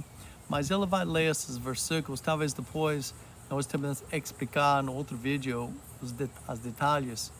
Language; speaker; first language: Portuguese; non-native, fluent; English